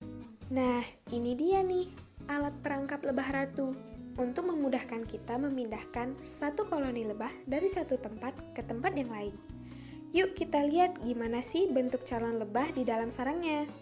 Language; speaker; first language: Indonesian; native; Indonesian